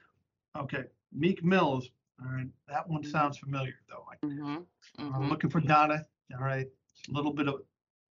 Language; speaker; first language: English; native; English